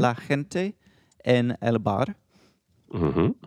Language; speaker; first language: Spanish; non-native, learner; English